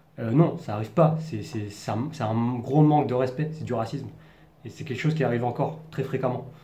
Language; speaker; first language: French; native; French